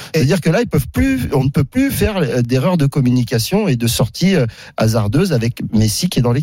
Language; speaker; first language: French; native; French